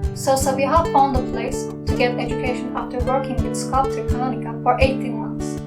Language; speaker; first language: English; non-native, fluent; Turkish